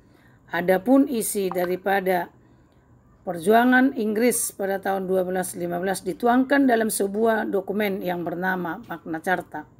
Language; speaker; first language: Indonesian; native; Indonesian